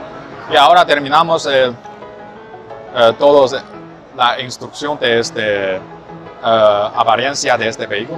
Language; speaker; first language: Spanish; non-native, learner; Chinese